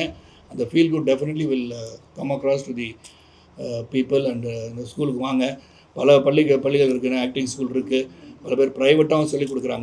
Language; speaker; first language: Tamil; native; Tamil